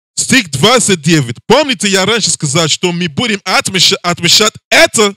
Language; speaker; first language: Russian; non-native, learner; English